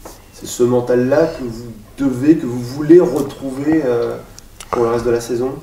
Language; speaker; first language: French; native; French